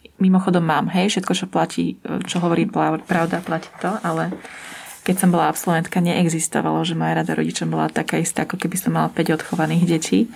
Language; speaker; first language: Slovak; native; Slovak